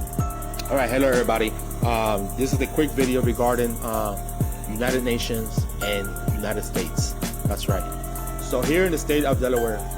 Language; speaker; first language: English; native; English